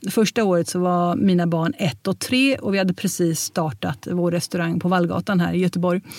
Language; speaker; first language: Swedish; early bilingual, heritage; Swedish